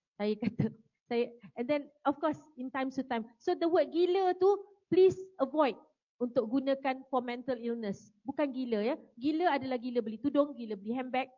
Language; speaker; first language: Malay; native; Malay